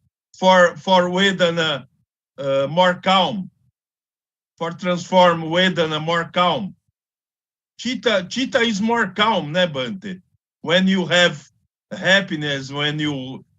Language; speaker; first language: English; non-native, learner; Portuguese